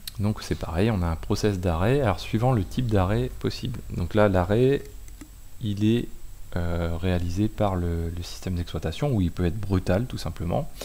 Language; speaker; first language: French; native; French